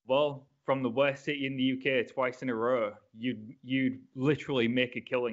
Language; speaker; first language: English; native; English